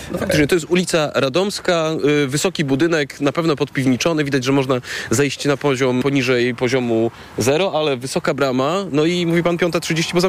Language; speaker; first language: Polish; native; Polish